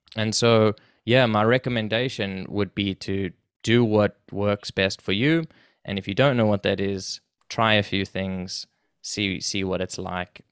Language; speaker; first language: English; native; English